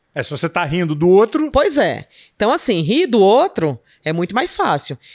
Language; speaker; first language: Portuguese; native; Portuguese